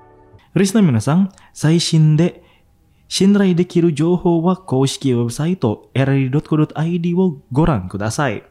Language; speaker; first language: Japanese; non-native, fluent; Indonesian